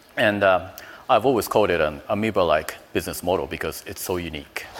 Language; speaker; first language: English; non-native, fluent; Japanese